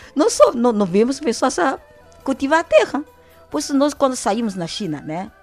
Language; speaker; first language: Portuguese; non-native, fluent; Chinese